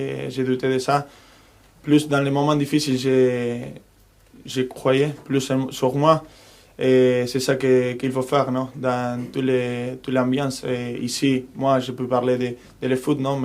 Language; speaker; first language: French; non-native, fluent; Spanish